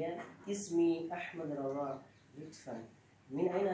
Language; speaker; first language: Arabic; non-native, learner; Urdu